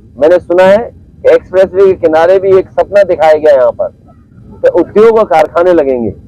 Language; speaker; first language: Hindi; native; Hindi